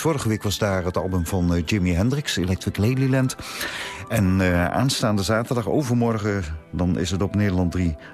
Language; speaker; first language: Dutch; native; Dutch